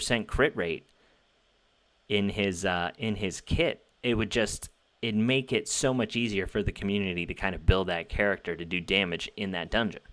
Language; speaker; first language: English; native; English